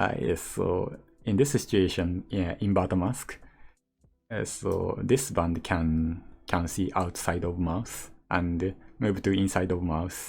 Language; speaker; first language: English; non-native, learner; Japanese